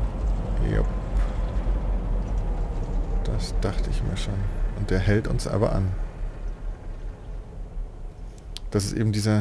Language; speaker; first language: German; native; German